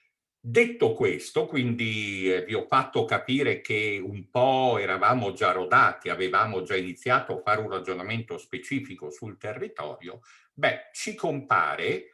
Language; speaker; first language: Italian; native; Italian